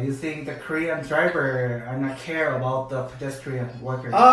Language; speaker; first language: English; non-native, learner; Korean